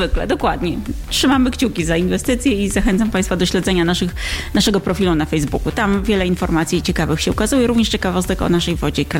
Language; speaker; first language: Polish; native; Polish